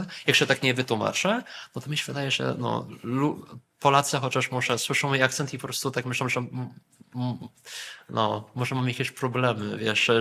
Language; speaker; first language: Polish; early bilingual, heritage; Polish